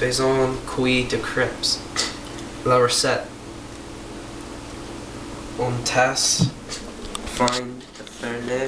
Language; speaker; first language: French; non-native, learner; English